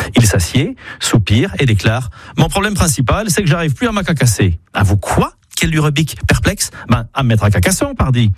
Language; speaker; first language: French; native; French